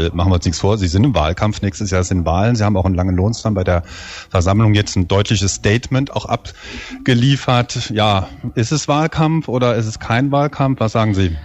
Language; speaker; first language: German; native; German